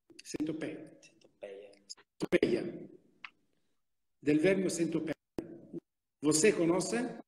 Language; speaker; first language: Portuguese; non-native, learner; Italian